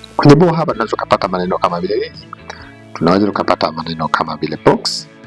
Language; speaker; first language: Swahili; native; Swahili